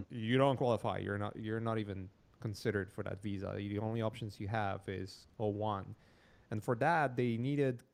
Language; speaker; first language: English; non-native, fluent; Polish